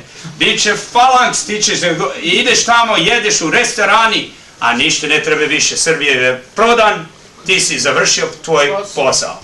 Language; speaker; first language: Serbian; early bilingual, heritage; Serbian